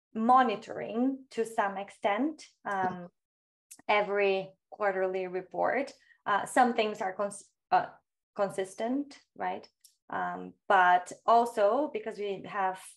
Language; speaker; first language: English; non-native, fluent; Portuguese